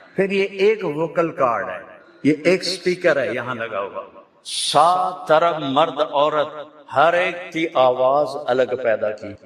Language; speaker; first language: Urdu; non-native, local second language; Punjabi